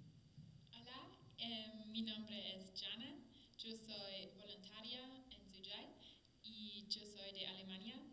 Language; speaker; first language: Spanish; non-native, learner; German